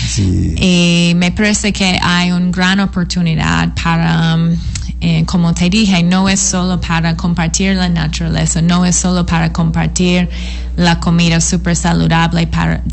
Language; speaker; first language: Spanish; non-native, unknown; English